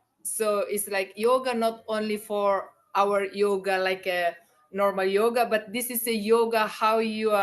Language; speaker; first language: English; non-native, learner; Indonesian